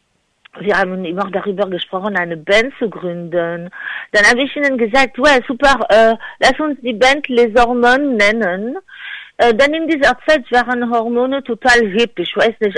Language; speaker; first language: German; non-native, fluent; French